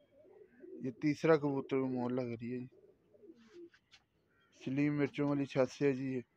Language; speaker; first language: Hindi; non-native, local second language; Punjabi